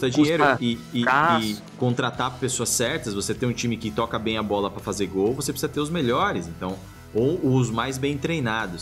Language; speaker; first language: Portuguese; native; Portuguese